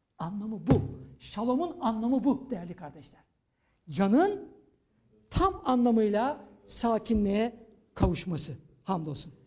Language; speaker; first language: Turkish; native; Turkish